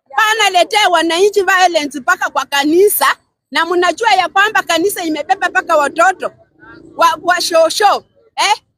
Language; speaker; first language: Swahili; non-native, local second language; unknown